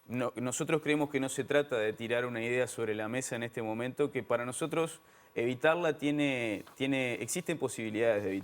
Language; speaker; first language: Spanish; native; Spanish